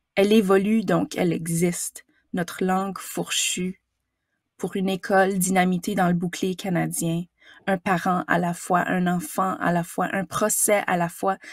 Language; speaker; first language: French; native; French